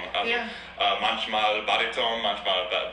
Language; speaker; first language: German; non-native, learner; English